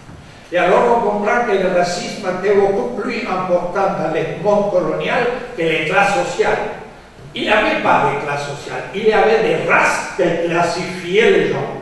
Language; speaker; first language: French; non-native, fluent; Spanish